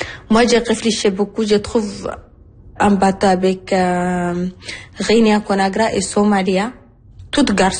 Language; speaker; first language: French; non-native, learner; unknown